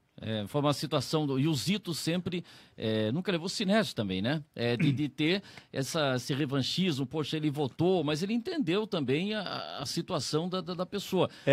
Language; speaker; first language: Portuguese; native; Portuguese